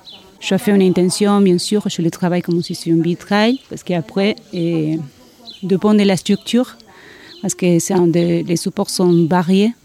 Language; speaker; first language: French; non-native, learner; Spanish